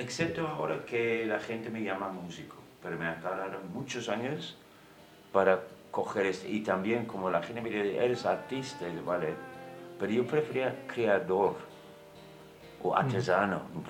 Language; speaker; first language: Spanish; non-native, fluent; English